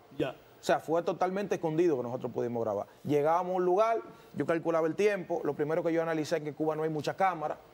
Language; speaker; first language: Spanish; native; Spanish